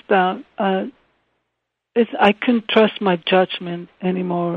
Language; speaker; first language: English; non-native, fluent; Spanish